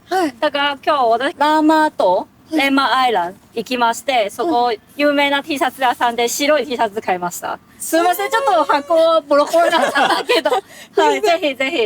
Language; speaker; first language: Japanese; non-native, learner; Cantonese